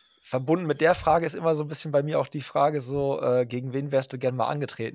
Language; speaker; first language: German; native; German